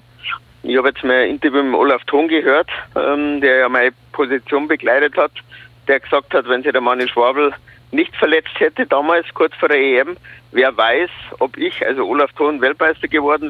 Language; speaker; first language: German; native; German